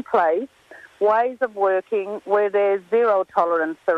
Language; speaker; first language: English; native; English